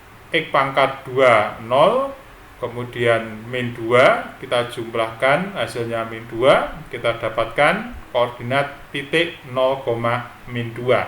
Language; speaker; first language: Indonesian; native; Indonesian